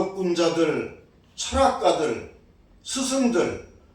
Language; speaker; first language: Korean; native; Korean